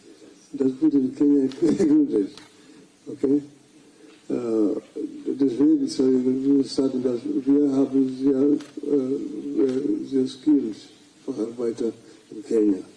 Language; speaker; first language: German; non-native, fluent; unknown